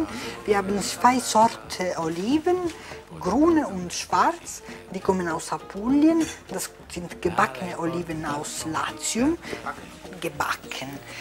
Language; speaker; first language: German; non-native, fluent; Italian